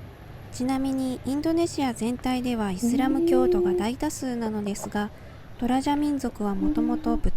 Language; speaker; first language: Japanese; native; Japanese